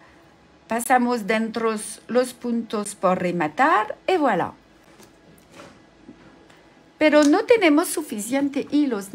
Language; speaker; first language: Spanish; non-native, learner; French